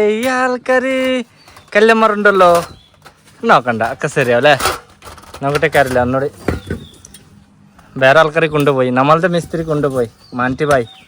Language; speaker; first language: Malayalam; native; Malayalam